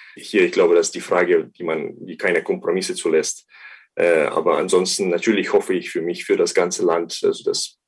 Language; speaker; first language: German; non-native, fluent; Ukrainian